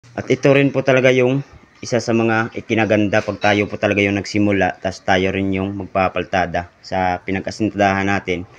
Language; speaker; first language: Filipino; non-native, local second language; Cebuano